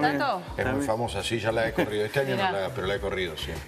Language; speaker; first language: Spanish; native; Spanish